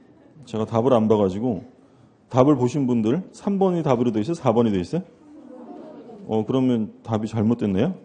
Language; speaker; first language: Korean; native; Korean